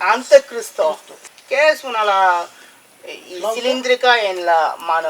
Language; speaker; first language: Spanish; non-native, learner; Tamil